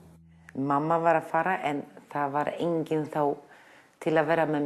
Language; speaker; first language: Icelandic; non-native, learner; Polish